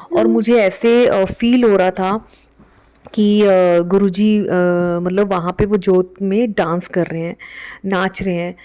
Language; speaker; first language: Hindi; native; Hindi